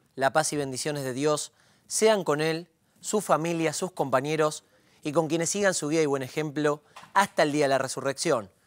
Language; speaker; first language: Spanish; native; Spanish